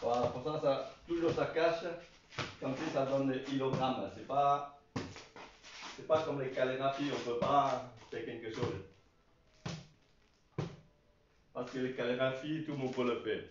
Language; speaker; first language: French; non-native, learner; Chinese